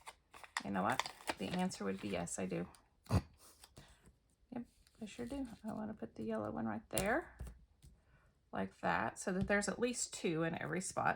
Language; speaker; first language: English; native; English